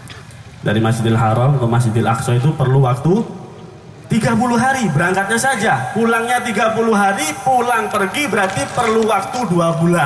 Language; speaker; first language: Indonesian; non-native, local second language; Javanese